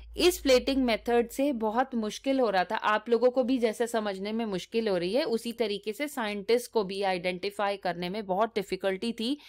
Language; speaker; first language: Hindi; native; Hindi